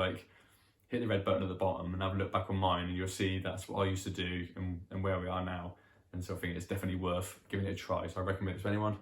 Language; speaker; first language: English; native; English